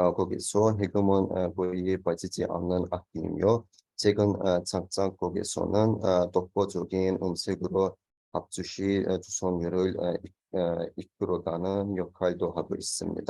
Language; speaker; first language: Korean; non-native, fluent; Azerbaijani